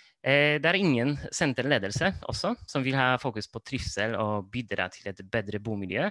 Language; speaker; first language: Norwegian; non-native, fluent; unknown